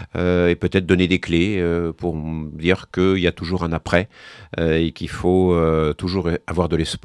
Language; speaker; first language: French; native; French